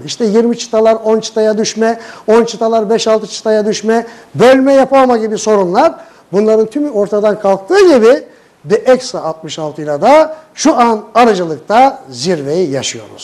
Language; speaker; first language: Turkish; native; Turkish